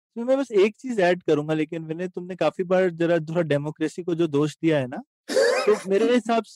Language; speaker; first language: Hindi; native; Hindi